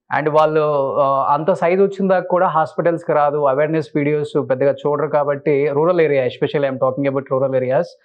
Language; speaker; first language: Telugu; native; Telugu